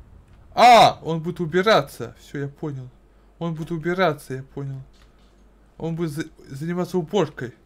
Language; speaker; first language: Russian; native; Russian